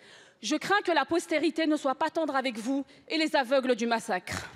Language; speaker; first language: French; native; French